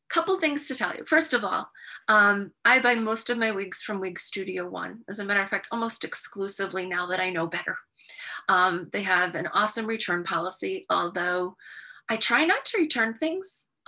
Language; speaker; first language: English; native; English